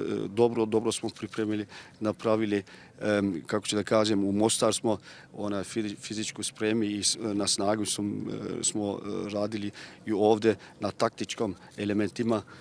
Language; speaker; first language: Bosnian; non-native, learner; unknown